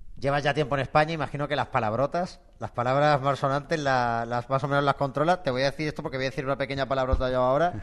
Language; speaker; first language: Spanish; native; Spanish